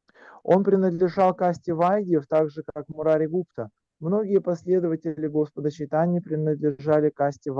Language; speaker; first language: Russian; native; Russian